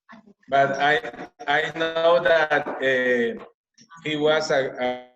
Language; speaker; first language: English; non-native, learner; Spanish